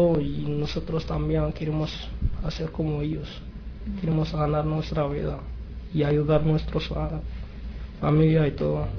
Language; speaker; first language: Spanish; non-native, learner; Arabic